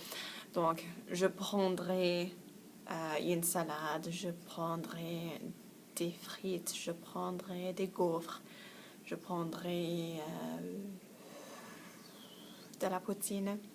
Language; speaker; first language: French; non-native, fluent; English